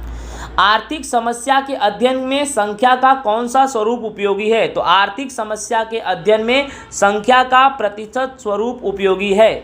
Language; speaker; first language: Hindi; non-native, local second language; Gujarati